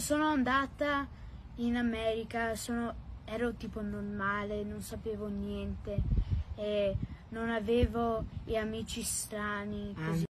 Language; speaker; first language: Italian; early bilingual, heritage; Italian